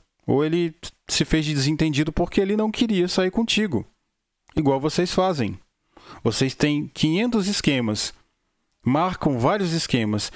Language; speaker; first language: Portuguese; native; Portuguese